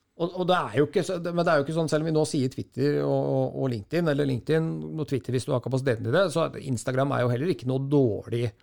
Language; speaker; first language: Norwegian; native; Norwegian